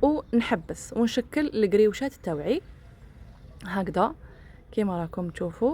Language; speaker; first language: Arabic; native; Arabic